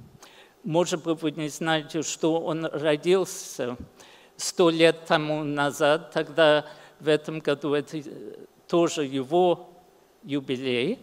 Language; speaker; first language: Russian; early bilingual, heritage; English